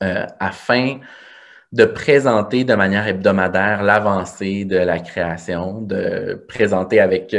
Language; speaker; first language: French; native; French